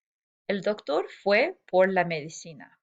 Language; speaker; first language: Spanish; non-native, fluent; English